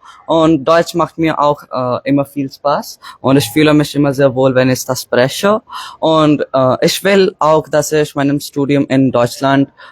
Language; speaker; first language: German; non-native, learner; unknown